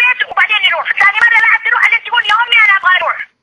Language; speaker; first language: Arabic; native; Arabic